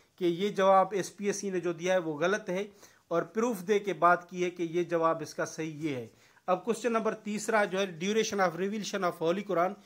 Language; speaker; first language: Urdu; non-native, local second language; Sindhi